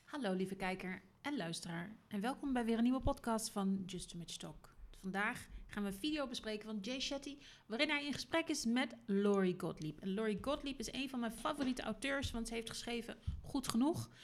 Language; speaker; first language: Dutch; native; Dutch